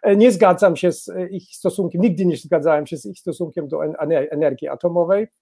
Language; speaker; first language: Polish; non-native, fluent; German